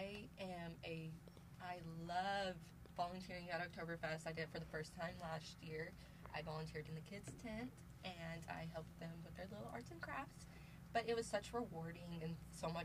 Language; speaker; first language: English; native; English